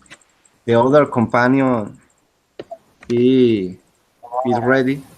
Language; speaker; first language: English; non-native, learner; Spanish